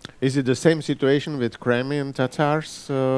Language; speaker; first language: English; non-native, fluent; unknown